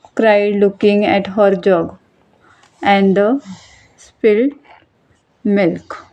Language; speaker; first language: English; non-native, local second language; Marathi